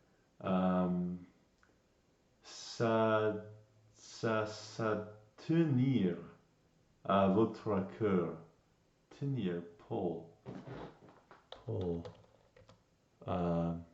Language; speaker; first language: French; non-native, learner; English